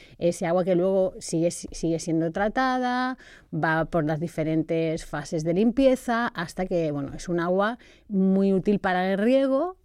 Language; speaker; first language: Spanish; native; Spanish